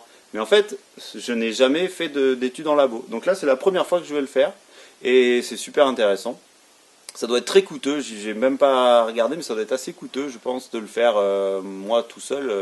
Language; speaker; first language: French; native; French